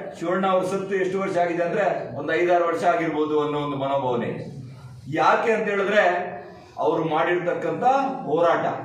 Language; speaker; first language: Kannada; native; Kannada